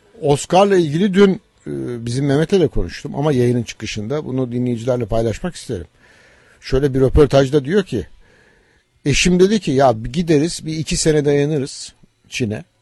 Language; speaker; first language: Turkish; native; Turkish